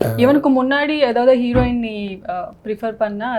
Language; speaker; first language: Tamil; non-native, learner; Telugu